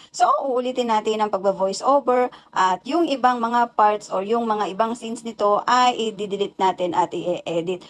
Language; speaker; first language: Filipino; non-native, local second language; Pampanga